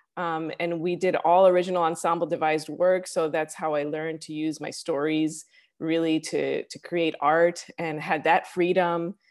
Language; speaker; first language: English; native; English